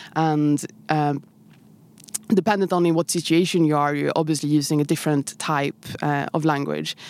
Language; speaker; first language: English; non-native, fluent; Swedish